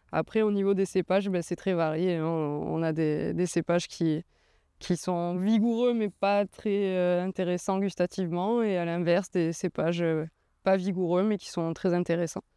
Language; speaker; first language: French; native; French